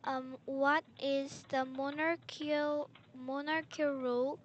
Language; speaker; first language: English; non-native, learner; Korean